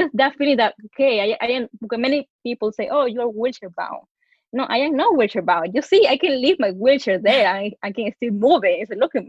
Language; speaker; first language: English; non-native, fluent; Spanish